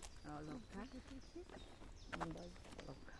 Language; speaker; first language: English; non-native, learner; Cebuano